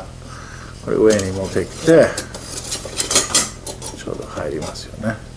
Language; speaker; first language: Japanese; non-native, fluent; English